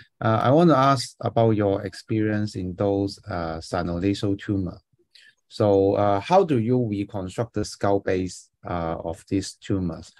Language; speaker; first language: English; non-native, fluent; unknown